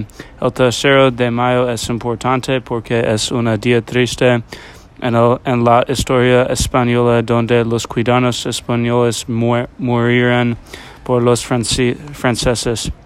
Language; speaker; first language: Spanish; non-native, learner; English